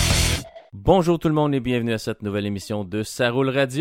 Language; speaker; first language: French; native; French